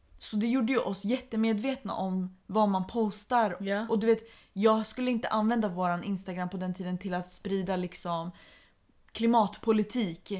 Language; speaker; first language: Swedish; early bilingual, other home language; Persian